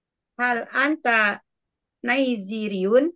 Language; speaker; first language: Arabic; non-native, learner; Indonesian